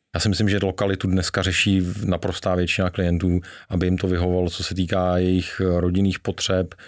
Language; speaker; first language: Czech; native; Czech